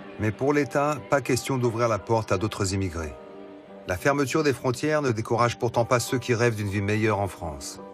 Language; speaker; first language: French; native; French